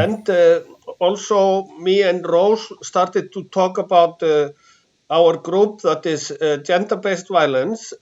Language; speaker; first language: English; non-native, fluent; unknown